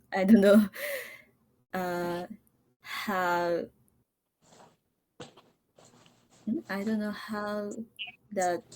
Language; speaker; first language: English; non-native, learner; Japanese